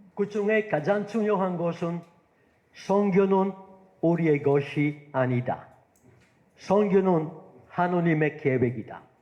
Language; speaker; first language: Korean; non-native, fluent; Italian